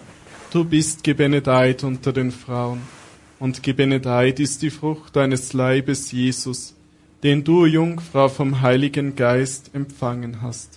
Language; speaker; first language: German; native; German